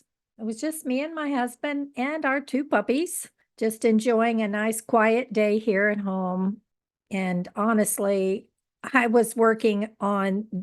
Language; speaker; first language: English; native; English